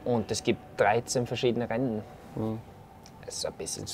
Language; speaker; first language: German; non-native, fluent; Norwegian